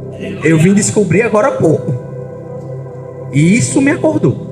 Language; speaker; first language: Portuguese; native; Portuguese